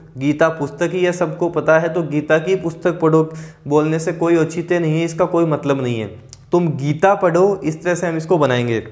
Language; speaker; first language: Hindi; native; Hindi